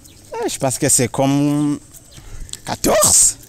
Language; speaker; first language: French; non-native, learner; Rundi